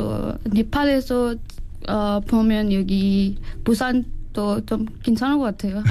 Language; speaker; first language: Korean; non-native, learner; Nepali